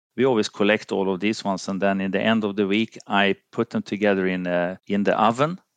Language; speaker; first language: English; non-native, fluent; Finnish